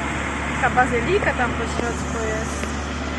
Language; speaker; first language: Polish; native; Polish